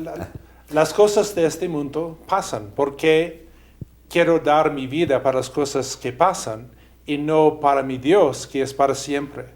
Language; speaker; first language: Spanish; non-native, fluent; English